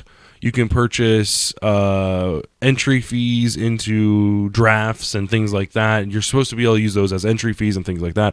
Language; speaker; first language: English; native; English